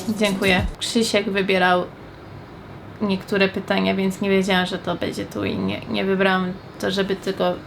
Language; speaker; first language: Polish; early bilingual, heritage; Polish